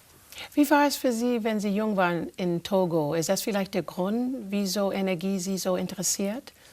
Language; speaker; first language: German; non-native, fluent; English